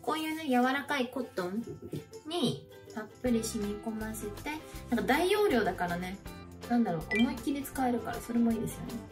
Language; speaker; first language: Japanese; native; Japanese